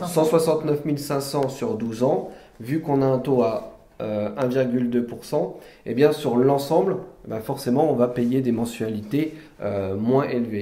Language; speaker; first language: French; native; French